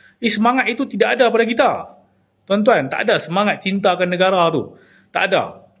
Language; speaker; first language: Malay; native; Malay